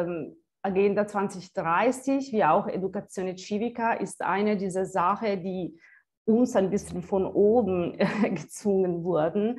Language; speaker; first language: German; non-native, fluent; Italian